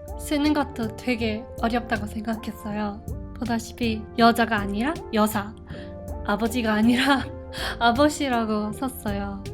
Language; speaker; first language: Korean; non-native, fluent; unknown